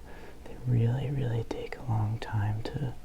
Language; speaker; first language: English; native; English